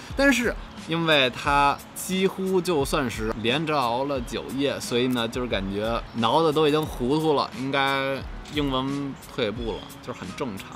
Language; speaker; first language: Chinese; non-native, fluent; English